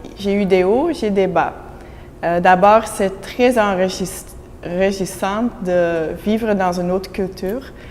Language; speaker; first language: French; non-native, local second language; Dutch